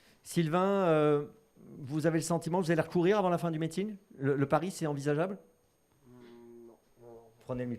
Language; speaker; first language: French; native; French